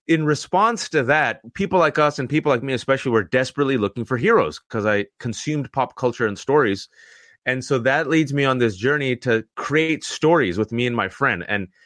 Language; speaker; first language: English; early bilingual, other home language; Urdu